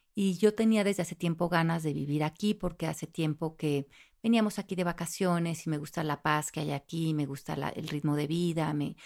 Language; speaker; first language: Spanish; native; Spanish